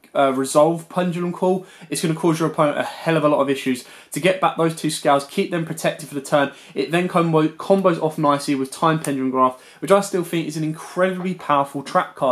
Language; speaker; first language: English; native; English